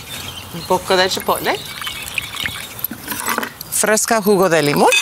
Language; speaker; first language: Spanish; non-native, learner; English